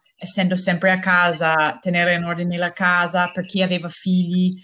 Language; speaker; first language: Italian; non-native, fluent; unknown